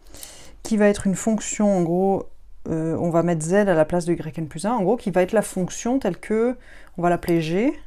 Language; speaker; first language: French; native; French